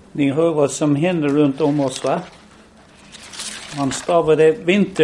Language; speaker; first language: Swedish; non-native, fluent; English